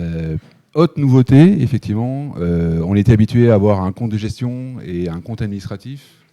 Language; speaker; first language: French; native; French